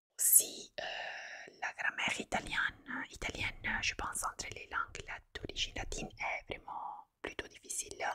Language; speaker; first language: French; non-native, fluent; Italian